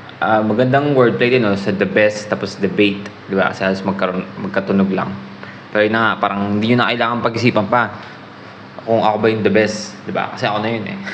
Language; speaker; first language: Filipino; native; Filipino